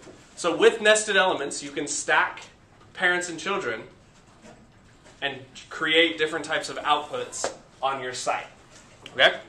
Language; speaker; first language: English; native; English